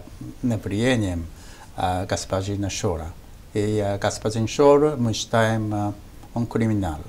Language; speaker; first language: Russian; non-native, fluent; Japanese